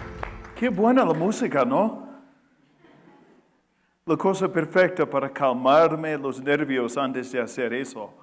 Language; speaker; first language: Spanish; non-native, fluent; English